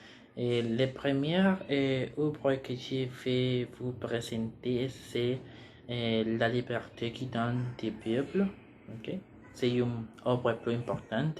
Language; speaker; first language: French; non-native, learner; Spanish